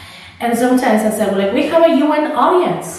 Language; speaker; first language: English; non-native, fluent; Spanish